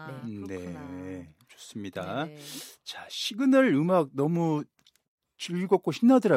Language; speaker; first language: Korean; native; Korean